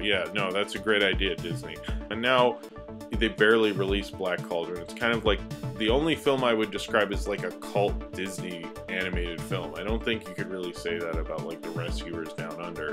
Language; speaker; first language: English; native; English